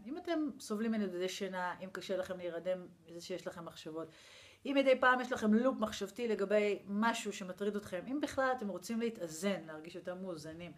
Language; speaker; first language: Hebrew; native; Hebrew